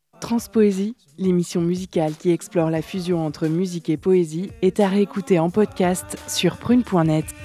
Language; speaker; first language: French; native; French